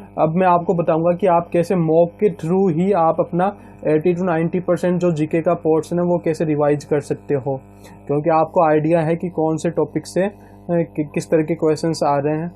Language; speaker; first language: Hindi; native; Hindi